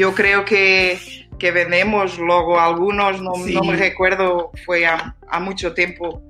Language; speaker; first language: Spanish; non-native, learner; Portuguese